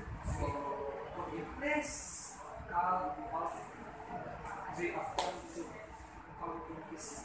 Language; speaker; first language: English; non-native, learner; Indonesian